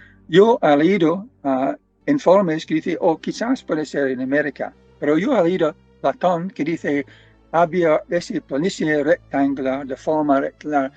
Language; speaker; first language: Spanish; non-native, fluent; English